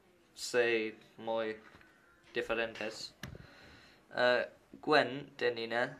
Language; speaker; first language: Spanish; non-native, learner; English